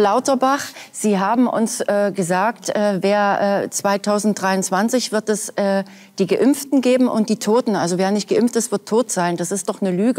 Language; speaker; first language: German; native; German